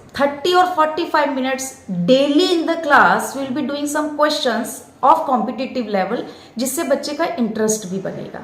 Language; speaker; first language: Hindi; native; Hindi